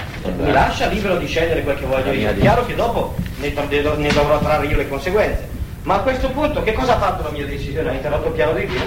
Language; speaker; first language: Italian; native; Italian